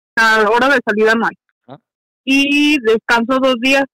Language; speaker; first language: Spanish; native; Spanish